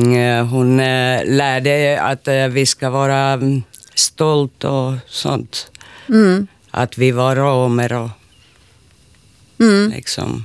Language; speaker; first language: Swedish; non-native, local second language; Finnish